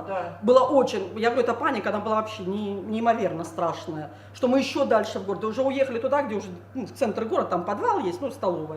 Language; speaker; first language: Russian; native; Russian